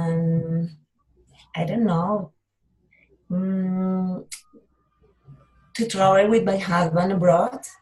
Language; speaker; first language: English; non-native, learner; Spanish